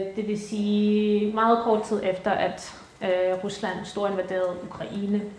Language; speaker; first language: Danish; early bilingual, other home language; Ukrainian